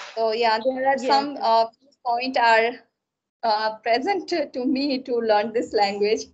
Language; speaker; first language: English; non-native, local second language; Assamese